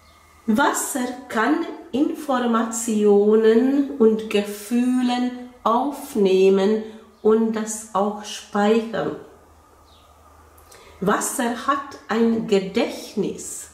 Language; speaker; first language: German; non-native, fluent; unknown